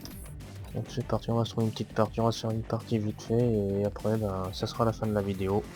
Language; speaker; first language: French; native; French